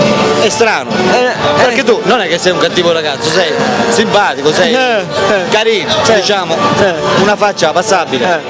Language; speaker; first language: Italian; native; Italian